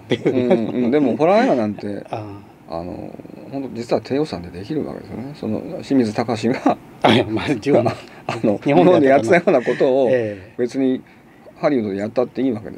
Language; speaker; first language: Japanese; native; Japanese